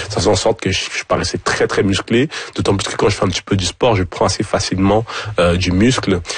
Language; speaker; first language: French; early bilingual, other home language; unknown